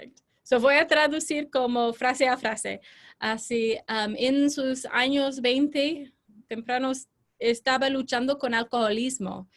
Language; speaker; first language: Spanish; non-native, fluent; English